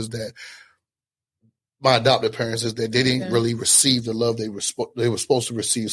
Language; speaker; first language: English; native; English